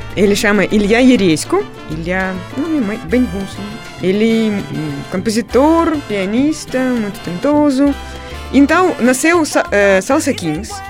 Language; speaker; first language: Portuguese; non-native, fluent; Russian